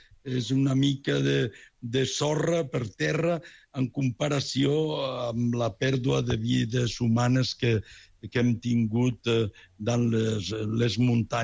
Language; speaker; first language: Catalan; non-native, local second language; Spanish